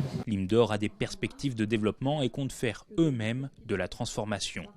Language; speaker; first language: French; native; French